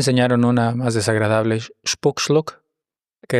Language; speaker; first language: Spanish; native; Spanish